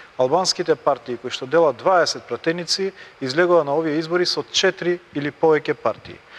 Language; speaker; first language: Macedonian; non-native, local second language; Albanian